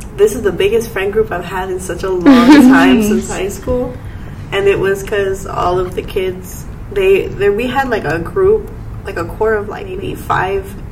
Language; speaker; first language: English; native; English